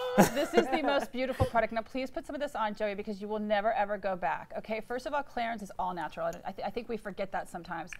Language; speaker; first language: English; native; English